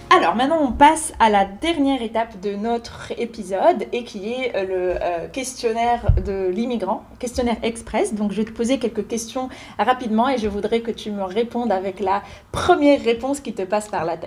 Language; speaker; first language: French; native; French